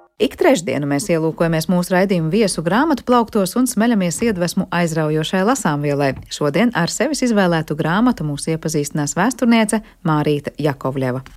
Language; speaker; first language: Latvian; native; Latvian